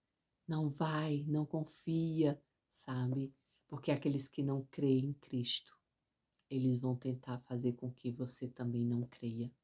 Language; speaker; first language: Portuguese; native; Portuguese